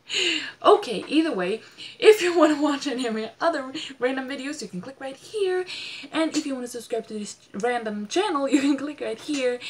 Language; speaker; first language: English; non-native, fluent; Swedish